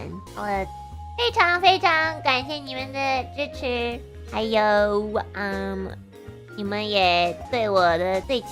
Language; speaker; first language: Chinese; early bilingual, heritage; English